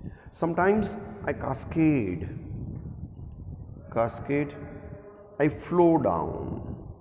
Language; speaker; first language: English; non-native, local second language; Gujarati